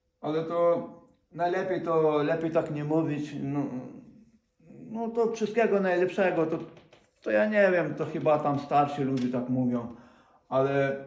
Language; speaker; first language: Polish; non-native, fluent; Ukrainian